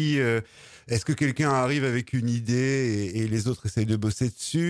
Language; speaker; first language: French; native; French